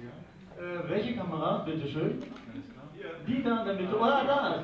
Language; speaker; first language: German; native; German